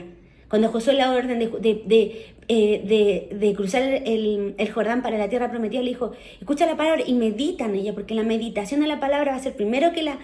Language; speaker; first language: Spanish; native; Spanish